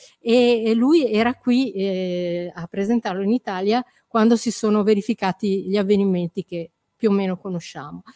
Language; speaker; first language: Italian; native; Italian